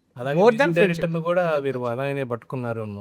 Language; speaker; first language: Telugu; native; Telugu